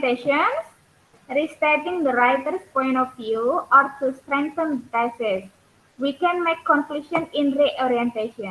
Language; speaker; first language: English; non-native, learner; Indonesian